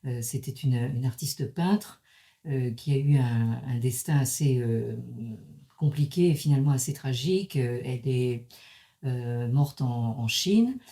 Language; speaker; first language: French; early bilingual, other home language; Chinese